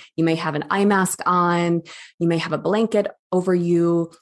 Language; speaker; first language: English; native; English